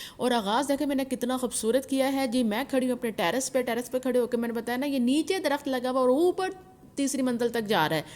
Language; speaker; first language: Urdu; non-native, local second language; Punjabi